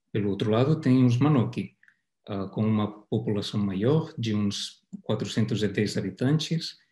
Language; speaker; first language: Portuguese; non-native, fluent; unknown